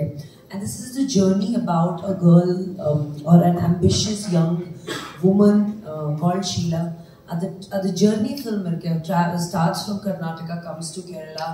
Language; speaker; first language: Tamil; non-native, learner; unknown